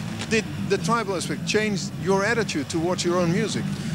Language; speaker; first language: English; non-native, fluent; Dutch